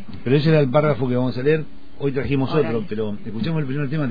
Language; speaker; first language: Spanish; native; Spanish